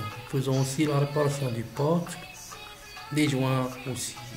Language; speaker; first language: French; non-native, local second language; Arabic